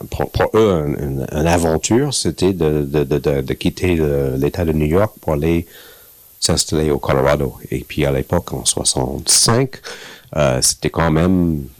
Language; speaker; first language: French; non-native, fluent; English